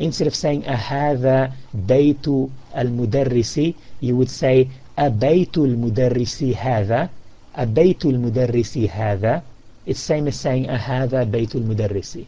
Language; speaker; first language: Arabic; non-native, fluent; English